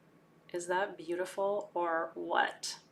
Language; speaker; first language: English; native; English